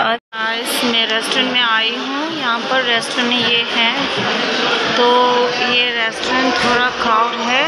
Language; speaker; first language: Hindi; non-native, local second language; Tibetan